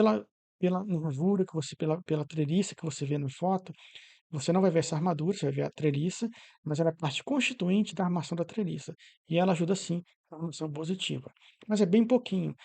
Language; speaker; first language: Portuguese; native; Portuguese